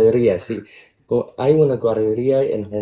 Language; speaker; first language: Spanish; non-native, fluent; Cantonese